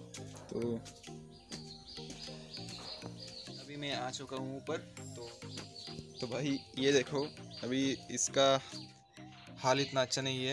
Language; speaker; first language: Hindi; non-native, local second language; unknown